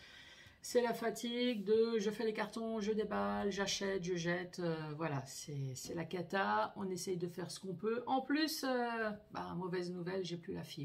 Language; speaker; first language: French; native; French